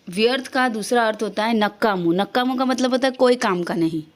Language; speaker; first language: Hindi; non-native, local second language; Gujarati